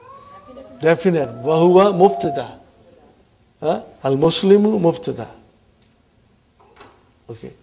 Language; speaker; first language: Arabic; non-native, fluent; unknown